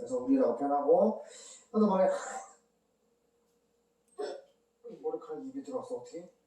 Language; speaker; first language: Korean; native; Korean